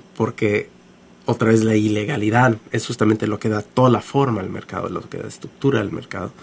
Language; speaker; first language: Spanish; non-native, fluent; English